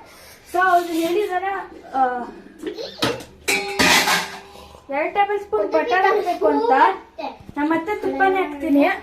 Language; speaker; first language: Kannada; native; Kannada